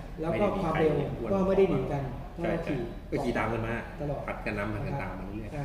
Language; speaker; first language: Thai; native; Thai